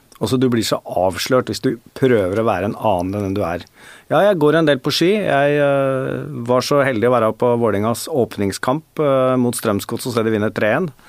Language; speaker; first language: Norwegian; native; Norwegian